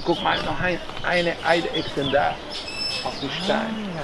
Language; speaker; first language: German; non-native, fluent; Spanish